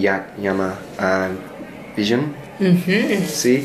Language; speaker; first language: Spanish; non-native, learner; English